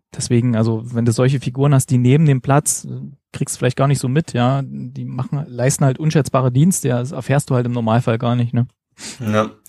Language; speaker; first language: German; native; German